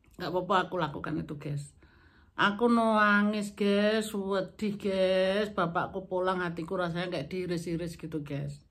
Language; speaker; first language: Indonesian; non-native, local second language; Javanese